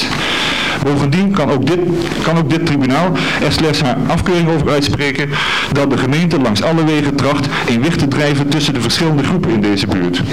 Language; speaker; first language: Dutch; native; Dutch